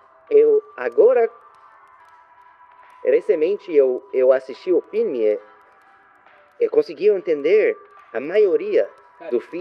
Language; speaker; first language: Portuguese; non-native, learner; French